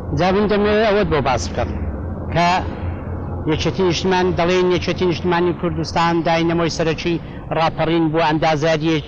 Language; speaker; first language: Central Kurdish; native; Central Kurdish